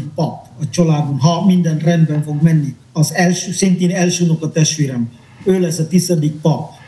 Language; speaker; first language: Hungarian; non-native, fluent; Indonesian